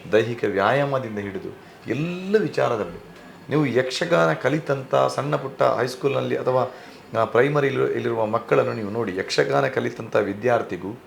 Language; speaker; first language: Kannada; non-native, local second language; Tulu